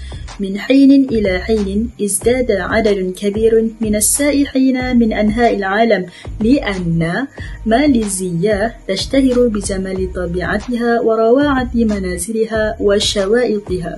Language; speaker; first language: Arabic; non-native, learner; Malay